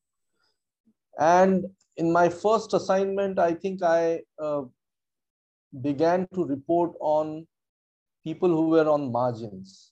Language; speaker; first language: English; non-native, local second language; Marathi